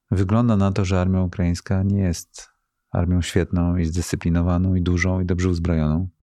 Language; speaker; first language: Polish; native; Polish